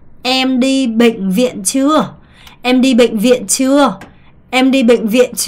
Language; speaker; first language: Vietnamese; non-native, fluent; Korean